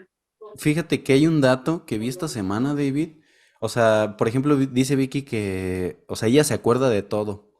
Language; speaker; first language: Spanish; native; Spanish